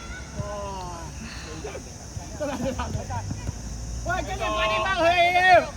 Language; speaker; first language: Cantonese; native; Cantonese